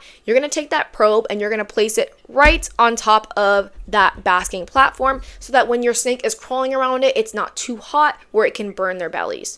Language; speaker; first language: English; native; English